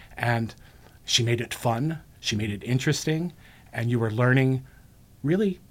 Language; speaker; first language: English; native; English